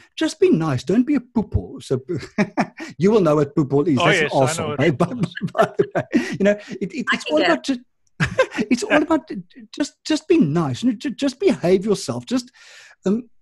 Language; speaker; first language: English; non-native, local second language; Afrikaans